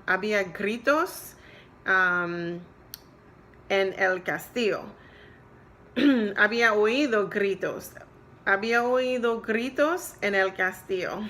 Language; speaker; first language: Spanish; non-native, learner; English